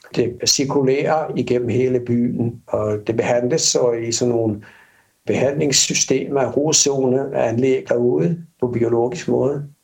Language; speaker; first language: Danish; non-native, fluent; Finnish